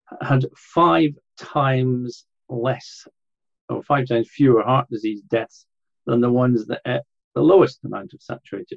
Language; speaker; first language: English; native; English